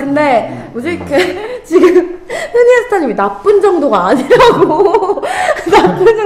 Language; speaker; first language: Korean; native; Korean